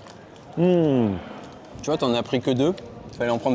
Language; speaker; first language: French; native; French